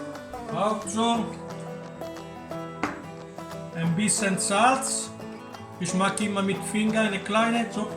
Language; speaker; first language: German; non-native, learner; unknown